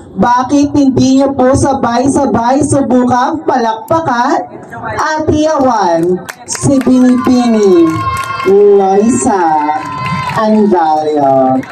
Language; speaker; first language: Filipino; native; Filipino